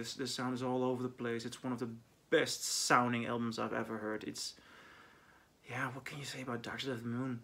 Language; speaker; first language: English; non-native, fluent; Dutch